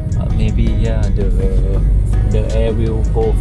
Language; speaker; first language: English; non-native, learner; Thai